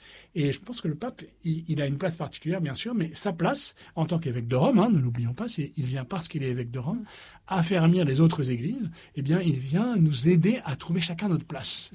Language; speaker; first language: French; native; French